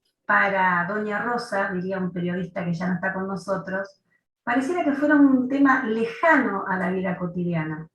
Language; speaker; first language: Spanish; native; Spanish